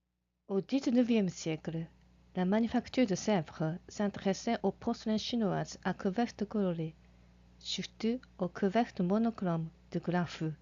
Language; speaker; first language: French; non-native, fluent; Japanese